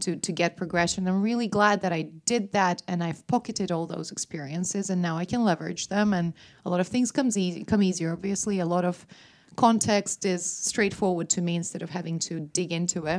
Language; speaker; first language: English; non-native, fluent; Russian